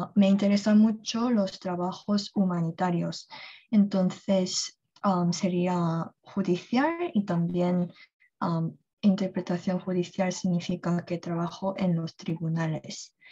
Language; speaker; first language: Spanish; non-native, fluent; Korean